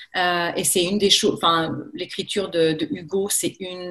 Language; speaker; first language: French; native; French